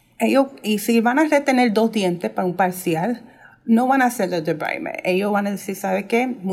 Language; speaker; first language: Spanish; early bilingual, heritage; Spanish